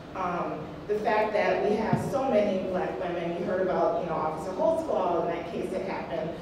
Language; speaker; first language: English; native; English